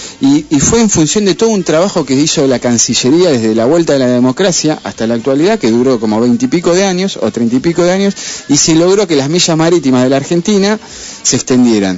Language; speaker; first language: Spanish; native; Spanish